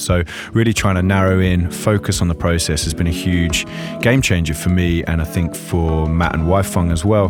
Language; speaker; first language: English; native; English